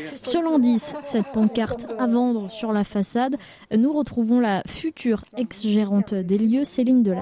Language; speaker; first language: French; native; French